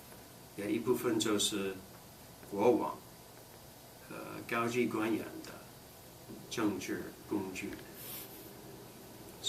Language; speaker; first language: Chinese; non-native, fluent; English